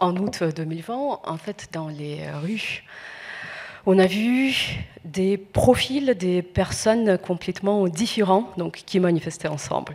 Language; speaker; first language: French; non-native, fluent; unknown